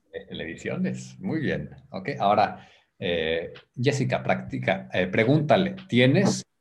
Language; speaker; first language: Spanish; native; Spanish